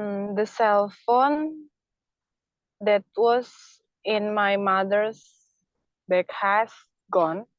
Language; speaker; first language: English; non-native, learner; Indonesian